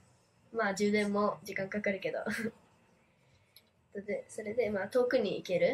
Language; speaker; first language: Japanese; early bilingual, heritage; Japanese